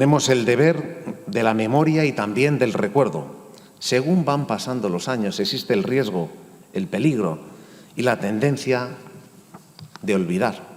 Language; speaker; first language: Spanish; native; Spanish